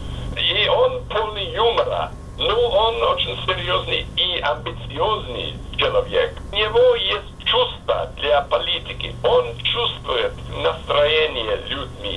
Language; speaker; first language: Russian; non-native, fluent; English